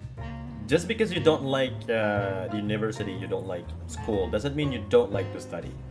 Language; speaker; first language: English; non-native, fluent; Indonesian